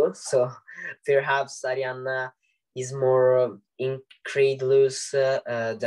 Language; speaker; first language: English; non-native, learner; Italian